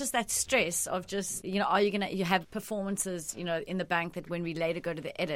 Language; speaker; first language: English; non-native, local second language; Italian